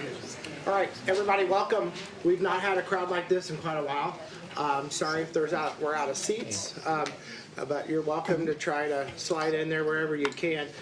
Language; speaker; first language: English; native; English